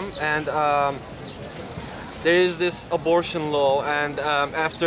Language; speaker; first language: English; non-native, fluent; Turkish